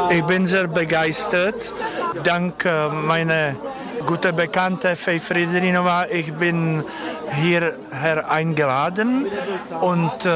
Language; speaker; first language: German; non-native, fluent; Czech